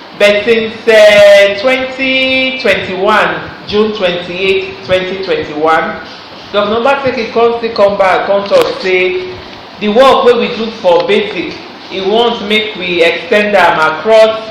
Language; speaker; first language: Nigerian Pidgin; non-native, local second language; Bini